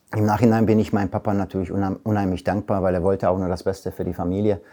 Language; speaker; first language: German; early bilingual, other home language; Polish